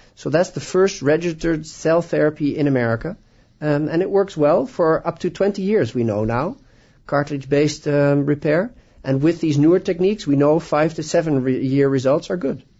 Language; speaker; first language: English; non-native, fluent; Dutch